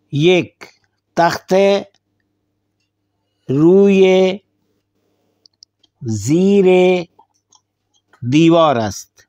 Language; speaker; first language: Persian; non-native, fluent; Urdu